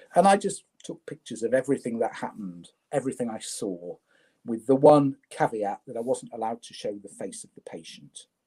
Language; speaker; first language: English; native; English